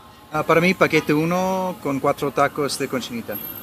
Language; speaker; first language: Spanish; non-native, fluent; English